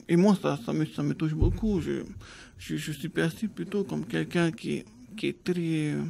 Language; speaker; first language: French; native; French